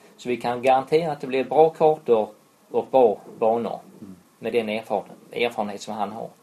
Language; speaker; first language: Swedish; native; Swedish